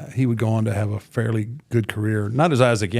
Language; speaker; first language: English; native; English